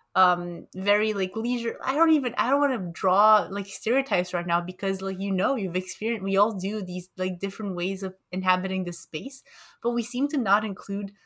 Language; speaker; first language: English; early bilingual, other home language; Romanian